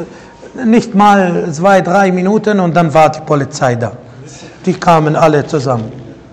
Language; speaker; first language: German; non-native, fluent; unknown